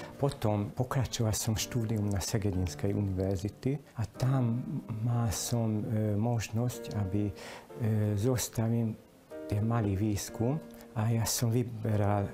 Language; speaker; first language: Slovak; early bilingual, heritage; Hungarian